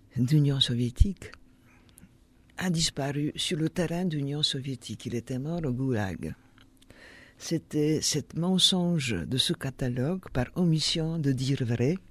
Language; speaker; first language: French; non-native, fluent; Polish